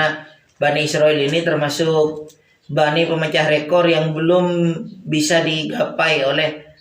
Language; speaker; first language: Indonesian; native; Indonesian